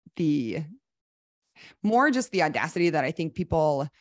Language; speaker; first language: English; native; English